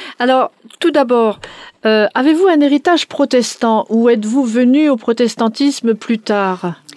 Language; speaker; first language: French; native; French